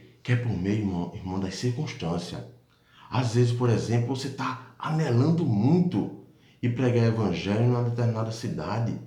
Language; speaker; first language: Portuguese; native; Portuguese